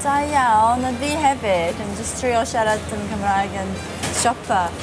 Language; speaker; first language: Welsh; non-native, learner; Japanese